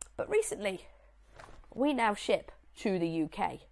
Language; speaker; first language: English; native; English